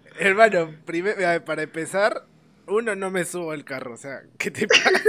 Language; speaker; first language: Spanish; native; Spanish